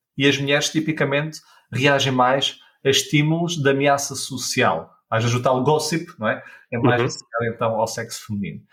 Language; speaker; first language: Portuguese; native; Portuguese